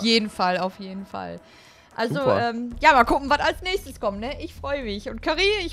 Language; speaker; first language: German; native; German